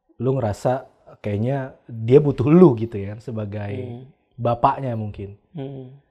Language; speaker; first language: Indonesian; native; Indonesian